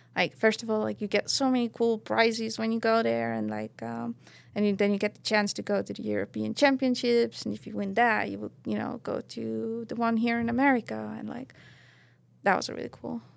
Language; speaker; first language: English; non-native, fluent; Estonian